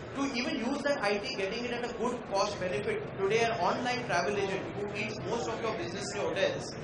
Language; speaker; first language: English; non-native, local second language; Konkani